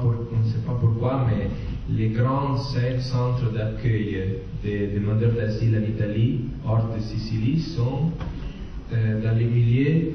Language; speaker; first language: French; non-native, fluent; Italian